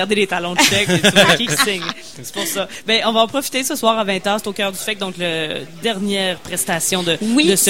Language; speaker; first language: French; native; French